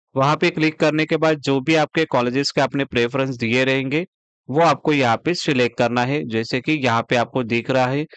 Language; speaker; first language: Hindi; non-native, local second language; Marathi